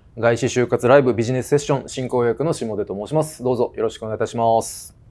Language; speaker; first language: Japanese; native; Japanese